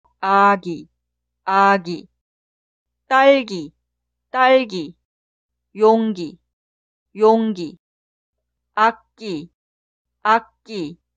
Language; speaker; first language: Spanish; non-native, fluent; Korean